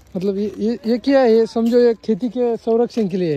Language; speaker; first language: Hindi; non-native, local second language; Marathi